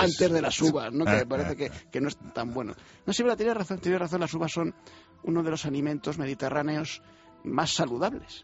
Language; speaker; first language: Spanish; native; Spanish